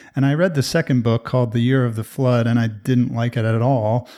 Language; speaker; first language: English; native; English